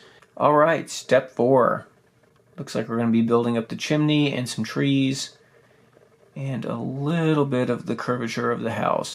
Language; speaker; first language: English; native; English